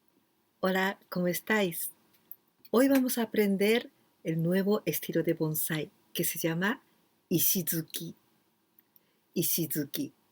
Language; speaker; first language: Spanish; non-native, fluent; Japanese